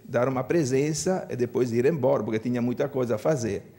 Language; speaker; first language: Portuguese; non-native, fluent; Italian